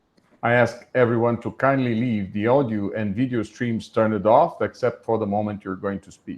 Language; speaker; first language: English; non-native, fluent; Portuguese